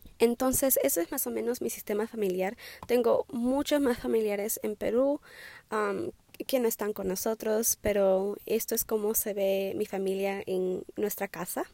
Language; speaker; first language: Spanish; early bilingual, heritage; Spanish